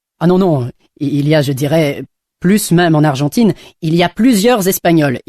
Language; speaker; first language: French; non-native, fluent; English